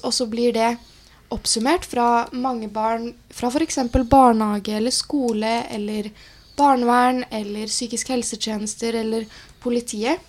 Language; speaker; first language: Norwegian; native; Norwegian